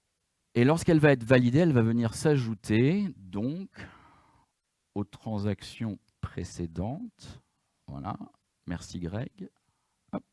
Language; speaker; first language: French; native; French